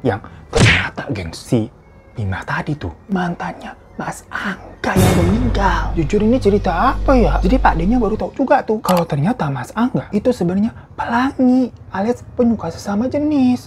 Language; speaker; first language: Indonesian; native; Indonesian